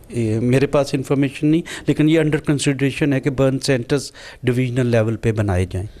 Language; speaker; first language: Urdu; non-native, local second language; Punjabi